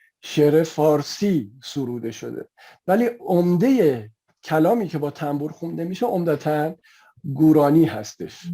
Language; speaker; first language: Persian; native; Persian